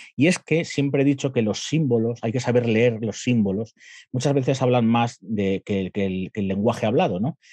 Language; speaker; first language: Spanish; native; Spanish